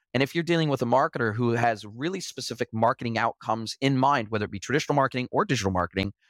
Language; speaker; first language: English; native; English